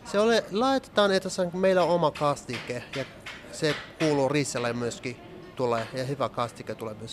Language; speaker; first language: Finnish; non-native, learner; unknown